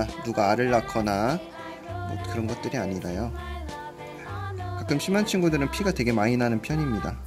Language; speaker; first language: Korean; native; Korean